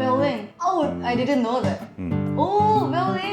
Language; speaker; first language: English; non-native, fluent; Japanese